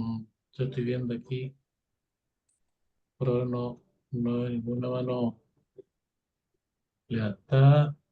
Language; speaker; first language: Spanish; native; Spanish